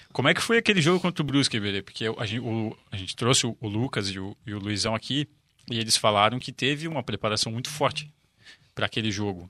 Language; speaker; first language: Portuguese; native; Portuguese